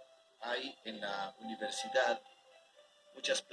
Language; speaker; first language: Spanish; native; Spanish